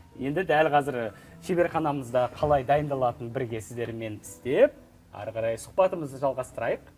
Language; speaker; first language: Kazakh; native; Kazakh